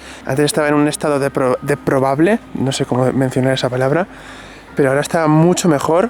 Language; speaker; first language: Spanish; native; Spanish